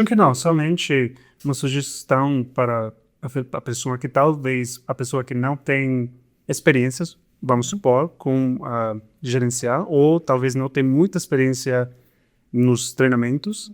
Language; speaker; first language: Portuguese; non-native, fluent; Spanish